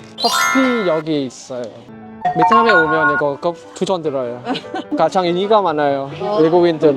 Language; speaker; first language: Korean; non-native, learner; Vietnamese